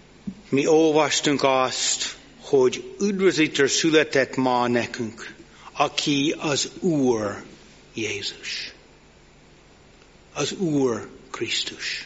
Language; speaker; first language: Hungarian; non-native, learner; English